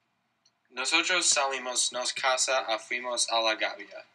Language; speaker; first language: Spanish; non-native, learner; English